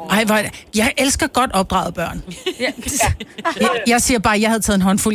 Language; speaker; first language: Danish; native; Danish